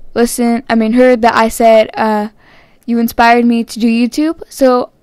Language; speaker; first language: English; native; English